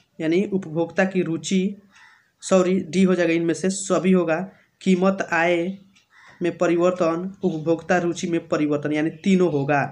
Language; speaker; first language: Hindi; native; Hindi